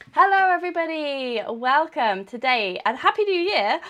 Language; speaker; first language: English; native; English